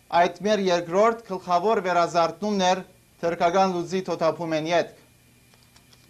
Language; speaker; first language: Armenian; early bilingual, heritage; Armenian